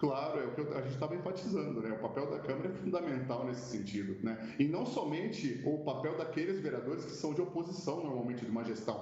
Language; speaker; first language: Portuguese; native; Portuguese